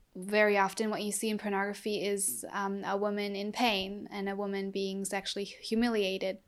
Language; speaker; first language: English; non-native, fluent; German